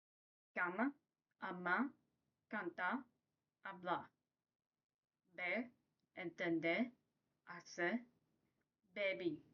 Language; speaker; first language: Spanish; non-native, learner; English